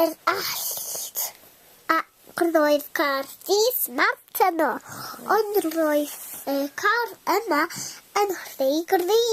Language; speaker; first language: Welsh; non-native, local second language; English